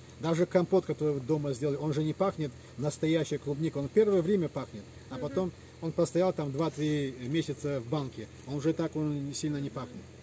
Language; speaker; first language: Russian; non-native, local second language; Adyghe